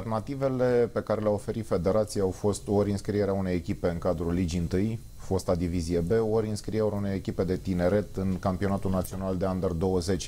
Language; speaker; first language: Romanian; native; Romanian